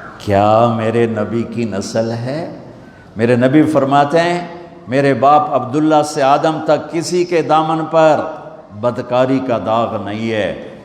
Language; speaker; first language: Urdu; non-native, local second language; Punjabi